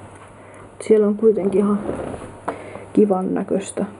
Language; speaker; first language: Finnish; native; Finnish